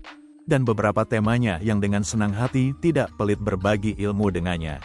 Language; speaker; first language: Indonesian; native; Indonesian